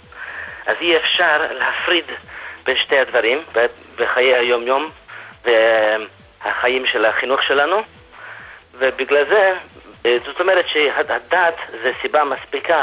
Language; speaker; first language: Hebrew; non-native, fluent; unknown